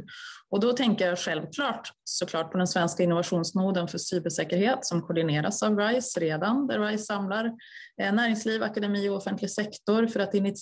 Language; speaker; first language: Swedish; native; Swedish